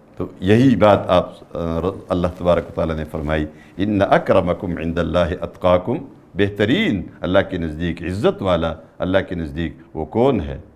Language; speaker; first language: Urdu; non-native, local second language; Pashto